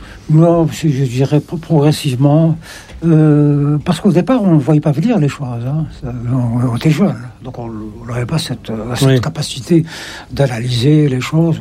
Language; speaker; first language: French; non-native, local second language; Arabic